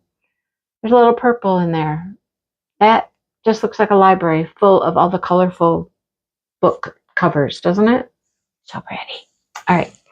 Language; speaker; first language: English; native; English